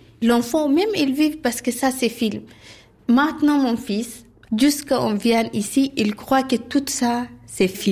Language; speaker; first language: French; non-native, learner; Arabic